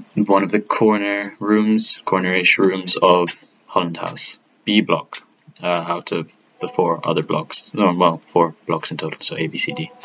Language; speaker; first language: English; non-native, fluent; Italian